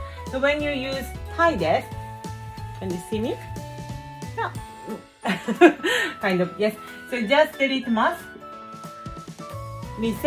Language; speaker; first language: English; non-native, fluent; Japanese